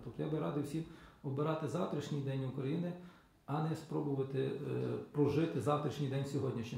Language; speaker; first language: Ukrainian; native; Ukrainian